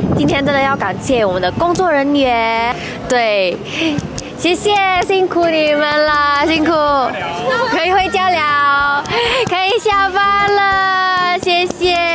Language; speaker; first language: Chinese; non-native, fluent; Indonesian